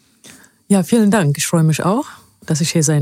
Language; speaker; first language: German; non-native, fluent; Amharic